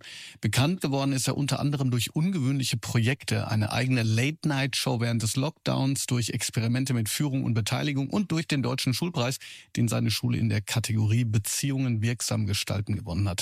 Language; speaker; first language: German; native; German